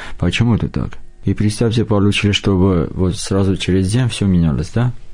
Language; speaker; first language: Russian; non-native, local second language; Armenian